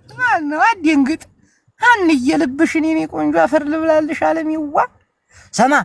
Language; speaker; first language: Amharic; native; Amharic